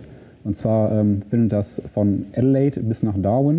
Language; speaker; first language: German; native; German